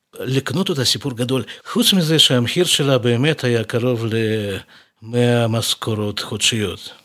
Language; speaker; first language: Hebrew; non-native, fluent; Russian